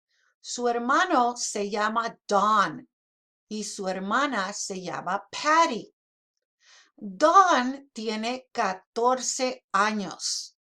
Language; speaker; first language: Spanish; non-native, fluent; English